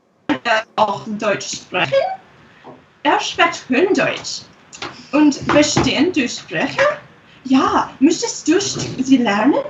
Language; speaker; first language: German; non-native, learner; English